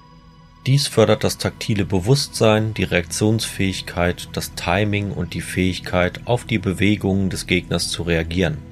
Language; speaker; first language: German; native; German